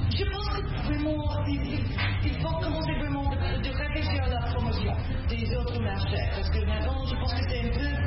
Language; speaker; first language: French; non-native, fluent; English